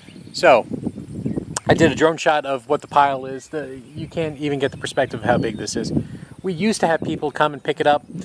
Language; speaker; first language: English; native; English